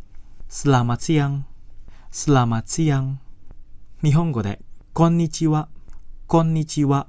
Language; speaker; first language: Japanese; non-native, fluent; Indonesian